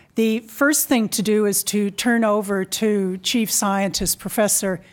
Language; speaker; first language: English; native; English